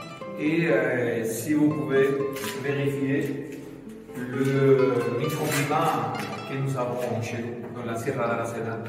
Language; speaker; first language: French; non-native, fluent; Spanish